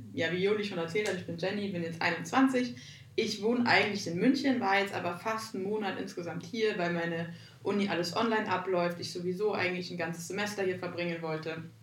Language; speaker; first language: German; native; German